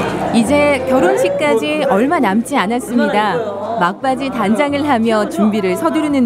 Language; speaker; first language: Korean; native; Korean